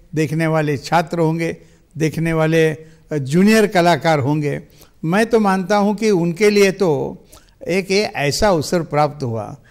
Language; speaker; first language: Hindi; non-native, local second language; Marathi